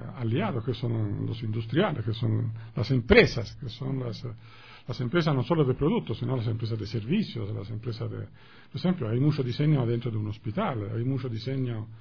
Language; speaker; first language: Spanish; non-native, fluent; Italian